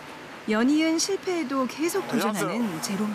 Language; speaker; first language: Korean; native; Korean